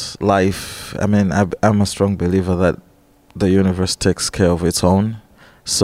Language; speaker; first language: English; non-native, local second language; Nyanja